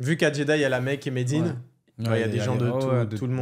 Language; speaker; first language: French; native; French